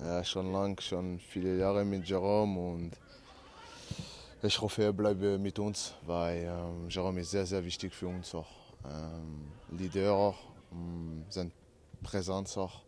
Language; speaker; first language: German; non-native, learner; French